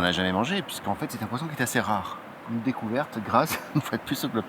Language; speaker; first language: French; native; French